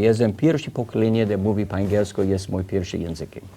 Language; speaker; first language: Polish; early bilingual, heritage; English